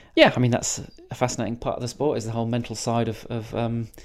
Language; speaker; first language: English; native; English